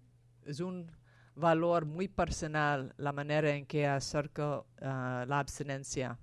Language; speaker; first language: Spanish; non-native, fluent; English